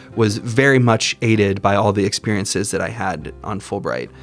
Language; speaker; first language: English; native; English